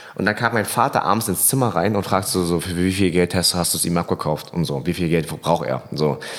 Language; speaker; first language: German; early bilingual, other home language; Vietnamese